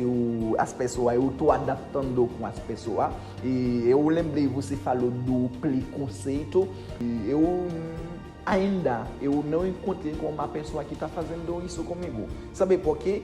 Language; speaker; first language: Portuguese; non-native, learner; Haitian Creole